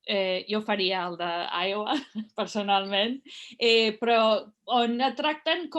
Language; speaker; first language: Catalan; non-native, fluent; English